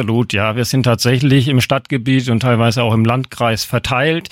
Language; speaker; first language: German; native; German